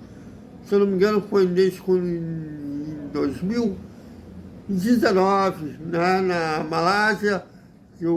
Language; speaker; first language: Portuguese; native; Portuguese